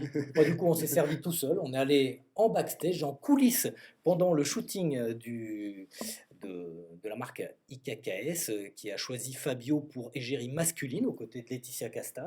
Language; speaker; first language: French; native; French